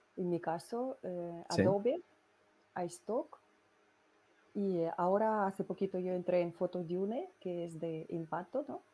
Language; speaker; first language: Spanish; non-native, fluent; Russian